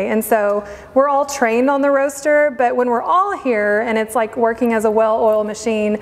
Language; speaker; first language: English; native; English